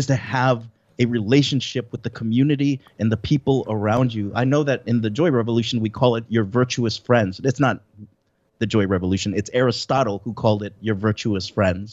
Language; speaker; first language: English; native; English